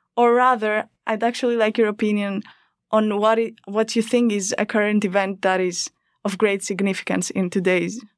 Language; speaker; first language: English; non-native, fluent; Greek